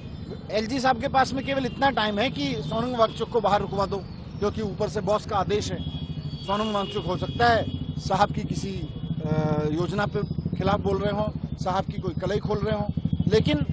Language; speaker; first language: Hindi; native; Hindi